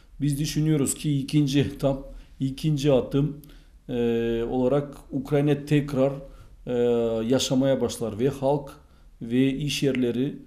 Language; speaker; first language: Turkish; non-native, fluent; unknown